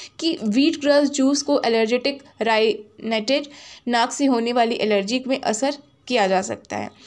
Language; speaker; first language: Hindi; native; Hindi